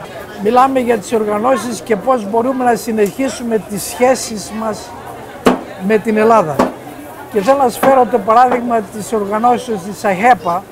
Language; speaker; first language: Greek; native; Greek